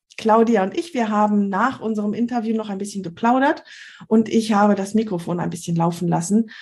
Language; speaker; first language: German; native; German